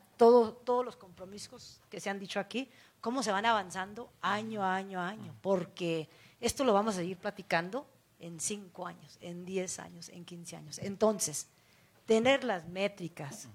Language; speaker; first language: Spanish; early bilingual, heritage; Spanish